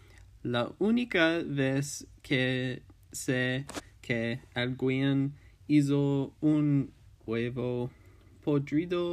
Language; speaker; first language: Spanish; non-native, learner; English